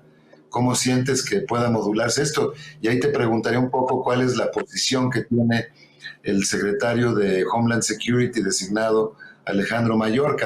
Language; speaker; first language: Spanish; native; Spanish